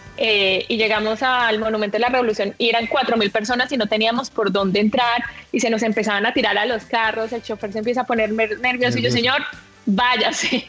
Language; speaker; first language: Spanish; native; Spanish